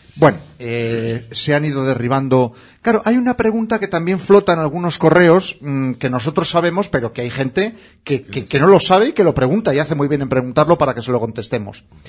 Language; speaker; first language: Spanish; native; Spanish